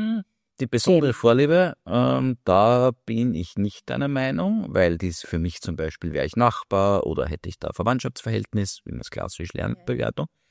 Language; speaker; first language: German; native; German